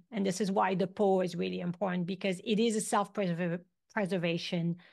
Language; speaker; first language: English; non-native, fluent; French